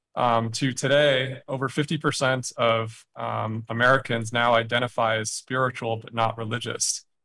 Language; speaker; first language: English; native; English